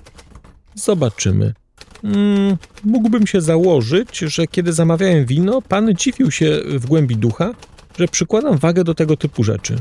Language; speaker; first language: Polish; native; Polish